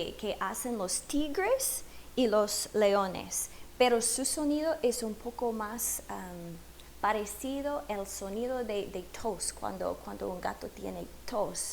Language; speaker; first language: Spanish; non-native, fluent; English